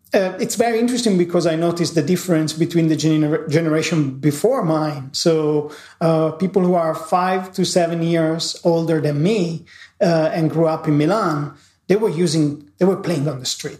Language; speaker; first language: English; non-native, fluent; Italian